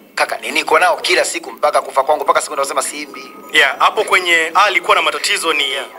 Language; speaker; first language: Swahili; native; Swahili